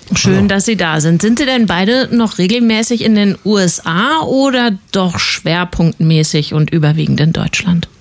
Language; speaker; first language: German; native; German